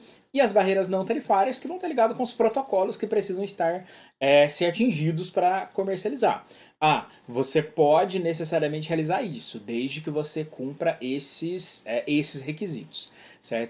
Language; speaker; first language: Portuguese; native; Portuguese